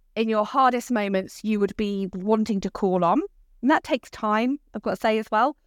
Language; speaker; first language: English; native; English